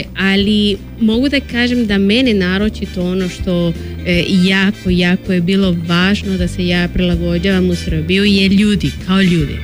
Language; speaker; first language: Serbian; non-native, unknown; Spanish